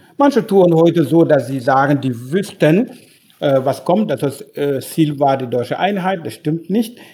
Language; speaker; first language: German; non-native, fluent; Wolof